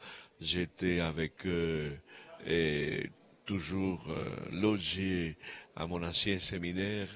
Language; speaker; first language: French; non-native, fluent; Spanish